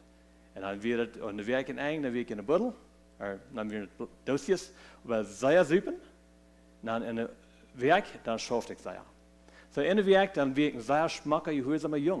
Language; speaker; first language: German; non-native, learner; Plautdietsch